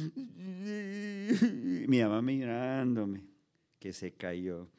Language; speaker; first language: Spanish; early bilingual, heritage; Spanish